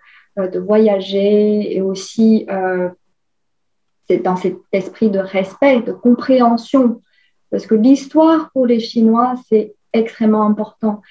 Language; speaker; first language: French; non-native, fluent; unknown